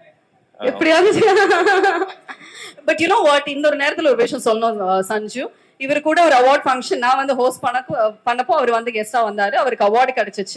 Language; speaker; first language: Tamil; native; Tamil